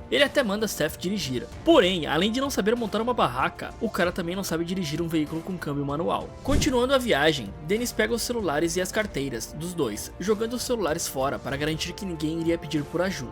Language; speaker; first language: Portuguese; native; Portuguese